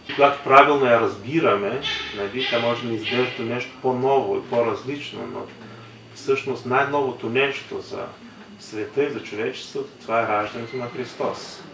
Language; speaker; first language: Bulgarian; early bilingual, heritage; Bulgarian